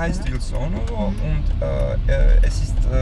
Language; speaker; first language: German; non-native, learner; Bosnian